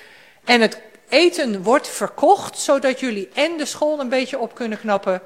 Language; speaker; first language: Dutch; native; Dutch